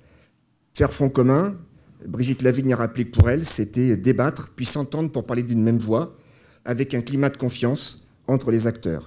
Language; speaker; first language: French; native; French